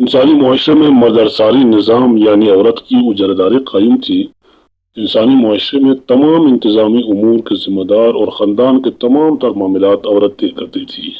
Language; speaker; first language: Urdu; non-native, local second language; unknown